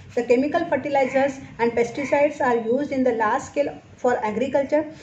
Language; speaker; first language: English; non-native, local second language; Marathi